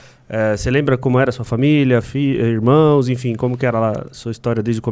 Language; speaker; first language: Portuguese; native; Portuguese